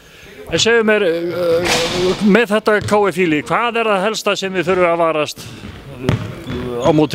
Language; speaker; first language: Icelandic; native; Icelandic